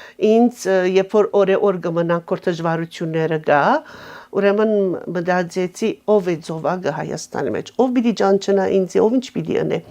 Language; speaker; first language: Armenian; native; Armenian